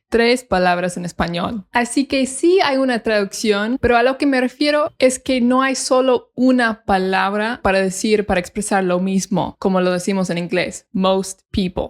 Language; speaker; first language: Spanish; non-native, fluent; English